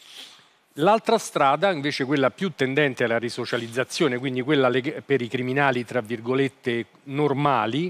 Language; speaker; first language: Italian; native; Italian